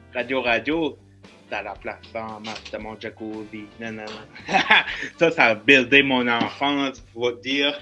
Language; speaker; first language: French; native; French